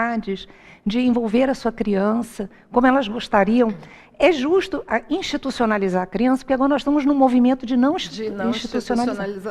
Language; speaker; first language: Portuguese; native; Portuguese